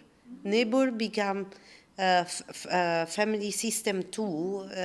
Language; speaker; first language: English; non-native, learner; Italian